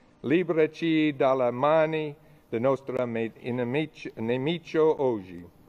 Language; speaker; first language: Italian; non-native, learner; English